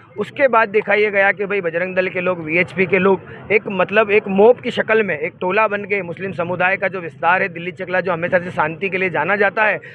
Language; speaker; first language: Hindi; non-native, local second language; Gujarati